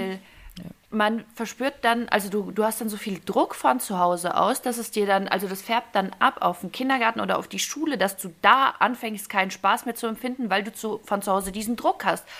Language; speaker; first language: German; early bilingual, other home language; Ukrainian